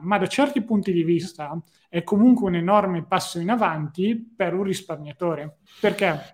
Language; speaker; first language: Italian; native; Italian